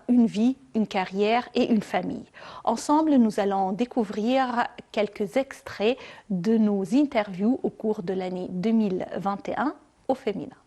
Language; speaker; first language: French; non-native, fluent; Arabic